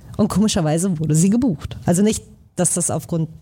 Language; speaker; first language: German; early bilingual, other home language; Danish